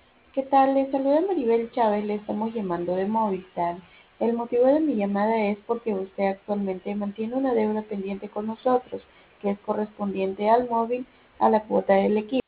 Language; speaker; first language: Spanish; native; Spanish